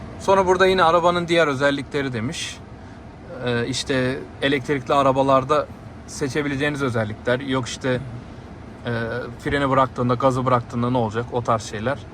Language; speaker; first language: Turkish; native; Turkish